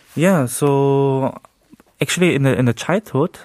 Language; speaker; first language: English; early bilingual, heritage; Korean